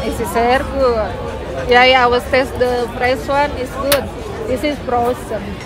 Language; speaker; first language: English; non-native, learner; Indonesian